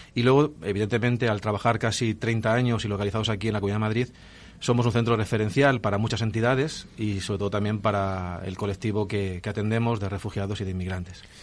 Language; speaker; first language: Spanish; native; Spanish